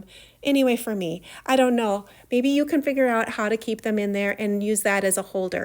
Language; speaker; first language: English; native; English